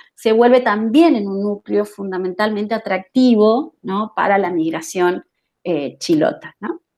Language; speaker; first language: Spanish; native; Spanish